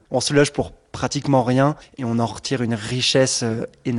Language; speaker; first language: French; native; French